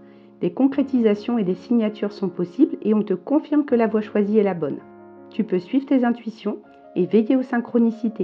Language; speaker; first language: French; native; French